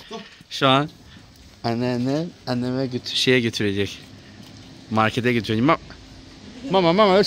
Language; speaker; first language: Turkish; non-native, learner; Chinese